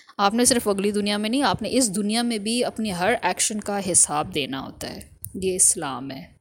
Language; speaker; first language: Urdu; native; Urdu